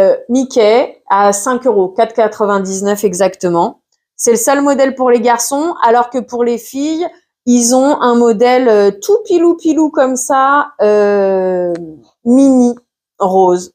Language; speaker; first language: French; native; French